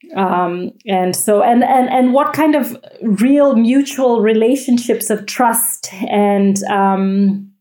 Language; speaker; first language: English; native; English